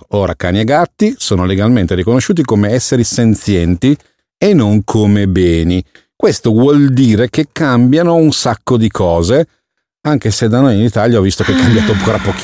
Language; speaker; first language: Italian; native; Italian